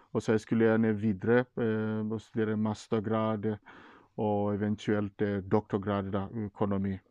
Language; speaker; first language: Norwegian; non-native, fluent; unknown